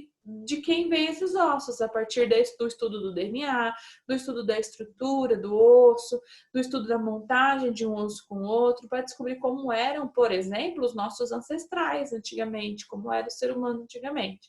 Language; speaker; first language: Portuguese; native; Portuguese